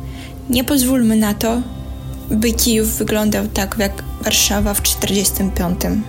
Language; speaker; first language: Polish; non-native, fluent; Ukrainian